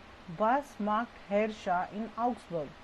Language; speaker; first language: German; non-native, fluent; Hindi